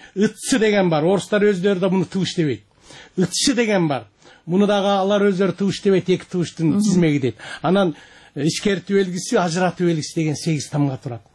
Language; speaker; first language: Kyrgyz; native; Kyrgyz